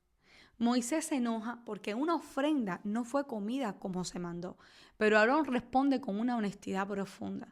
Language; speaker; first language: Spanish; native; Spanish